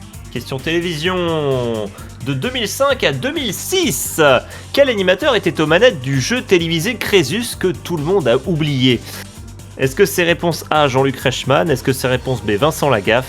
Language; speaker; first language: French; native; French